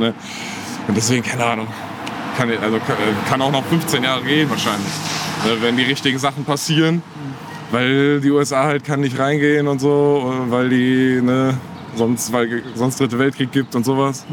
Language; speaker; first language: German; native; German